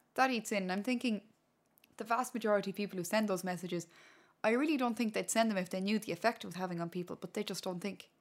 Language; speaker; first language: English; non-native, local second language; Irish